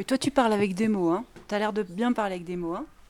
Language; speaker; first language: French; native; French